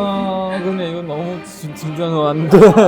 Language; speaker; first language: Korean; non-native, fluent; Chinese